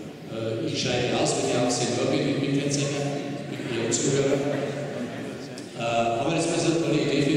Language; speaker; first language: German; native; German